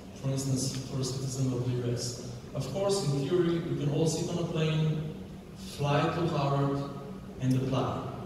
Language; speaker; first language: English; non-native, fluent; Slovenian